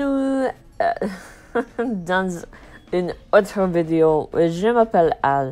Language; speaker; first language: French; non-native, learner; English